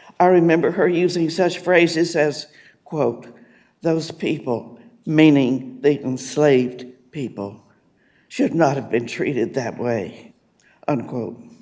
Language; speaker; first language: English; native; English